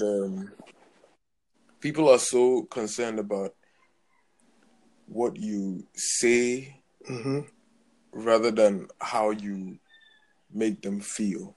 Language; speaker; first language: English; non-native, local second language; Akan